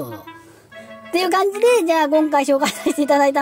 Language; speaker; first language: Japanese; native; Japanese